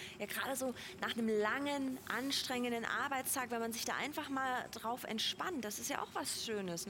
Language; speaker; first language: German; native; German